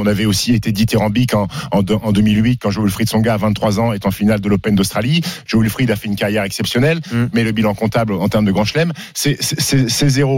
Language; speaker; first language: French; native; French